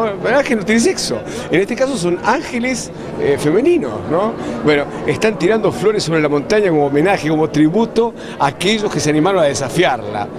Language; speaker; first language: Spanish; native; Spanish